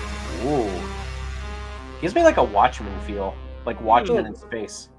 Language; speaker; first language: English; native; English